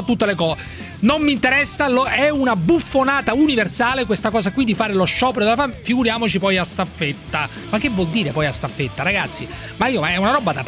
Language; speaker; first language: Italian; native; Italian